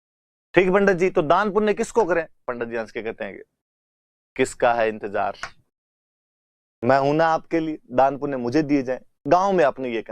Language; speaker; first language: Hindi; native; Hindi